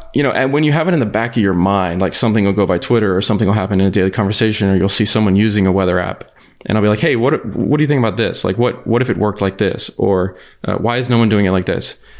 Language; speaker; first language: English; native; English